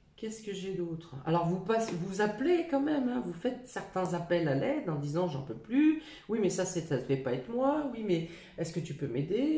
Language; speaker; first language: French; native; French